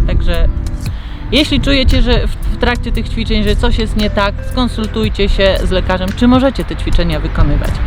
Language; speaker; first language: Polish; native; Polish